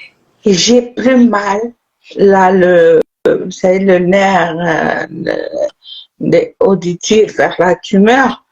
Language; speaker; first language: French; non-native, local second language; Arabic